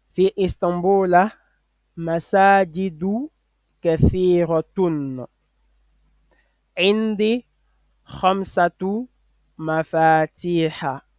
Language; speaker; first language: Arabic; non-native, fluent; French